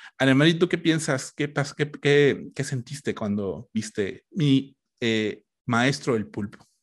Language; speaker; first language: Spanish; native; Spanish